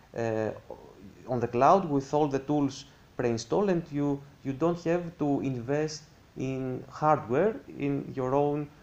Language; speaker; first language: English; non-native, fluent; Greek